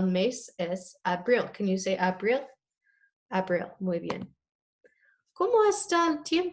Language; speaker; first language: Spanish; non-native, fluent; English